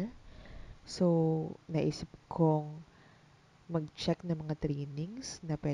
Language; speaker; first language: English; non-native, local second language; Filipino